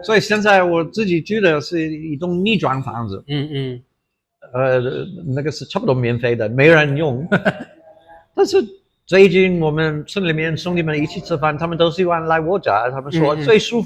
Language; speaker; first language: Chinese; non-native, fluent; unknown